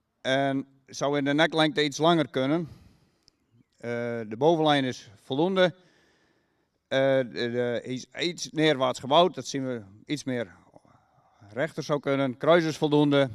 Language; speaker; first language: Dutch; native; Dutch